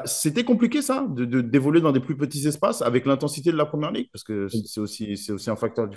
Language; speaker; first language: French; native; French